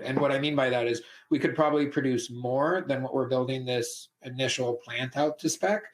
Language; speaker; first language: English; native; English